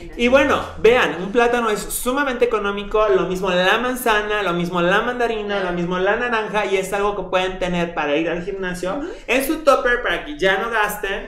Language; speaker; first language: Spanish; native; Spanish